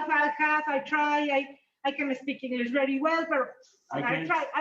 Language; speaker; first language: English; non-native, learner; Spanish